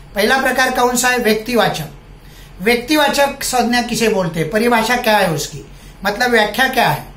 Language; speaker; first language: Hindi; non-native, local second language; Marathi